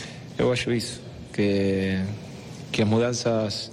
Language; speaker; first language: Portuguese; non-native, fluent; Spanish